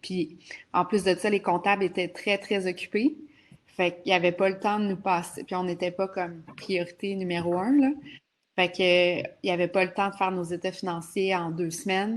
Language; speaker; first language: French; native; French